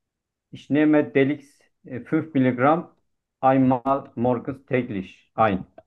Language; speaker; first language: German; non-native, learner; Turkish